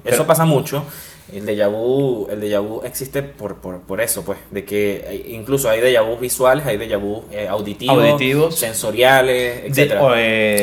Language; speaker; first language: Spanish; native; Spanish